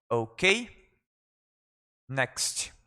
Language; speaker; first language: English; non-native, fluent; Portuguese